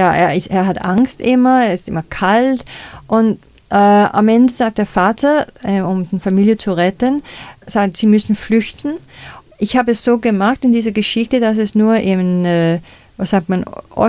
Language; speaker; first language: German; non-native, fluent; Danish